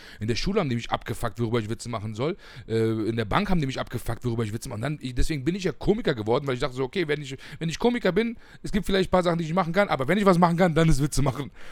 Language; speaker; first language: German; early bilingual, other home language; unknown